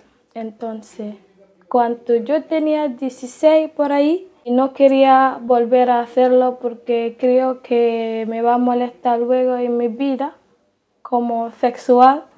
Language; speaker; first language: Spanish; non-native, learner; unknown